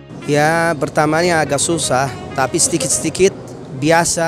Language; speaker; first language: Indonesian; non-native, fluent; Arabic